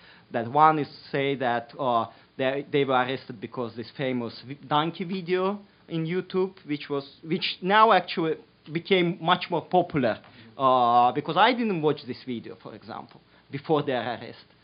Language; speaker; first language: English; non-native, fluent; Azerbaijani